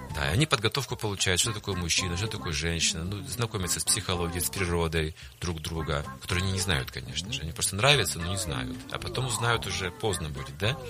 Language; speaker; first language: Russian; native; Russian